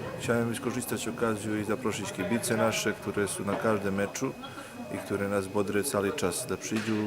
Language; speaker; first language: Polish; non-native, learner; Serbian